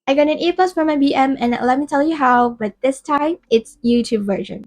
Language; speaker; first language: English; non-native, local second language; Malay